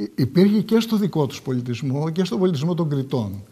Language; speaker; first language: Greek; native; Greek